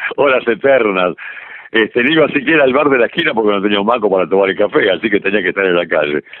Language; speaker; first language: Spanish; native; Spanish